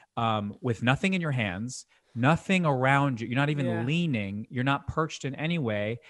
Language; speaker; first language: English; native; English